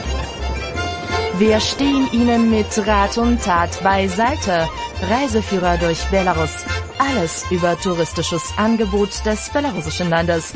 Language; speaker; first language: German; non-native, fluent; Russian